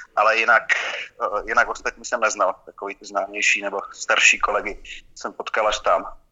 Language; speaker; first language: Czech; native; Czech